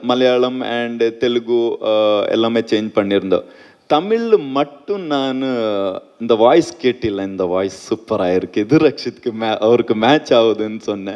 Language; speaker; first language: Tamil; non-native, fluent; Malayalam